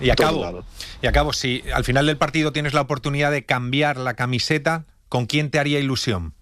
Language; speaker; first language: Spanish; native; Spanish